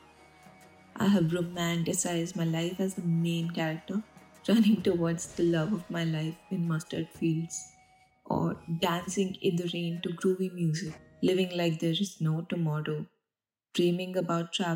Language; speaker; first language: English; non-native, local second language; Hindi